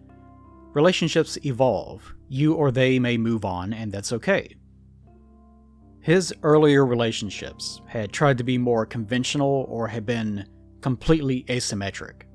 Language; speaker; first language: English; native; English